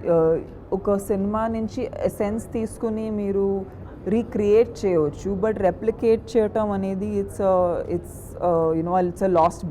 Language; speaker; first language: Telugu; non-native, local second language; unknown